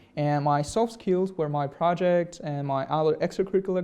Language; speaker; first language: English; non-native, fluent; Russian